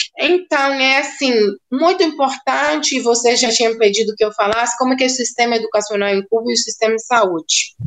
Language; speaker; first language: Portuguese; non-native, fluent; Spanish